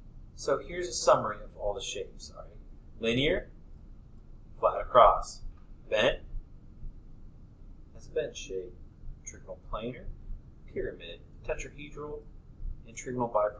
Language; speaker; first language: English; native; English